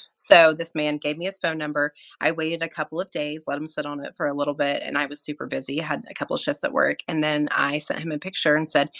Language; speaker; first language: English; native; English